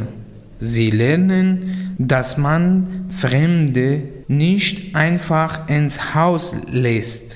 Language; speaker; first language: German; non-native, learner; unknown